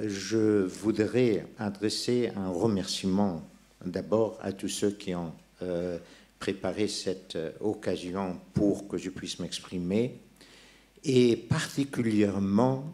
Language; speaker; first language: French; non-native, local second language; Persian